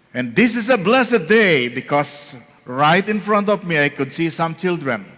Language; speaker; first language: English; non-native, local second language; Filipino